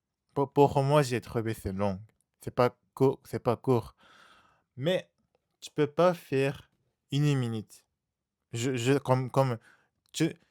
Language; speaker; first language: French; non-native, learner; Japanese